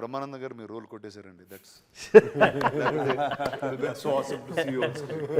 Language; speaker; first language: Telugu; native; Telugu